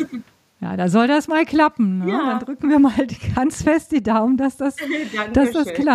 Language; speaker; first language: German; native; German